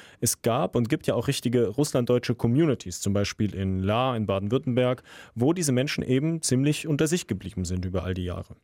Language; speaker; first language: German; early bilingual, other home language; Russian